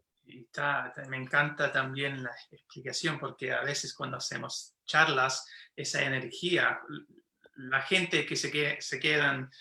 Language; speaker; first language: Spanish; non-native, fluent; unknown